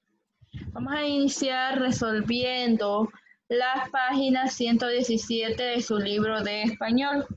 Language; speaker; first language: Spanish; native; Spanish